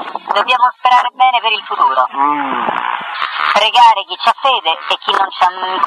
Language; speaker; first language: Italian; native; Italian